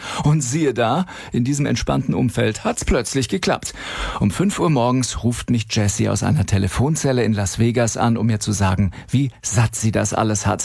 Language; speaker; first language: German; native; German